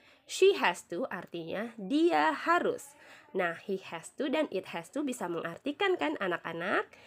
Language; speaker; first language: English; non-native, fluent; Indonesian